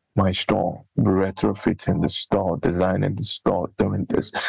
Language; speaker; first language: English; non-native, local second language; Akan